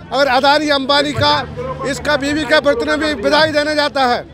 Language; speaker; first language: Hindi; non-native, local second language; Malayalam